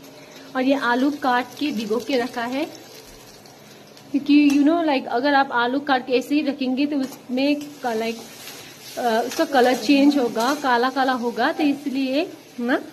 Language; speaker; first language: Hindi; non-native, local second language; Nepali